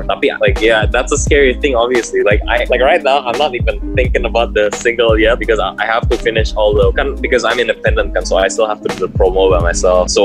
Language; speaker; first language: English; early bilingual, heritage; English